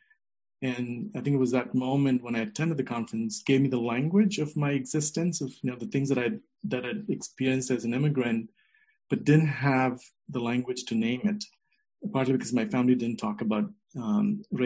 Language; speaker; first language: English; non-native, local second language; Telugu